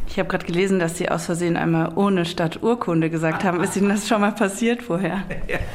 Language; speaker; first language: German; native; German